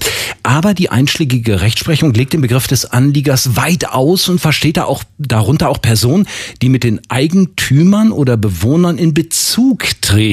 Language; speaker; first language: German; native; German